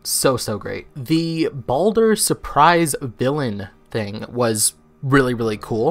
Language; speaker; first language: English; native; English